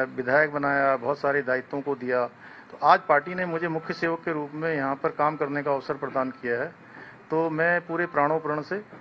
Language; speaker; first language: Hindi; native; Hindi